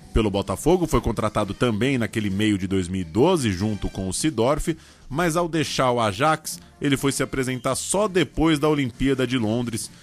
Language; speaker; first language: Portuguese; native; Portuguese